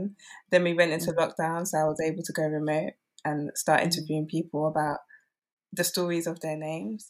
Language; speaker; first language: English; native; English